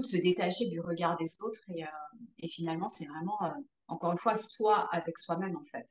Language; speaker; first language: French; native; French